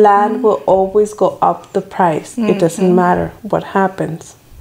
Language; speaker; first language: English; early bilingual, other home language; Spanish